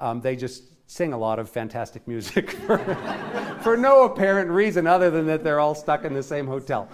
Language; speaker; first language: English; native; English